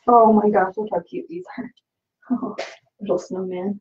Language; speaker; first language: English; native; English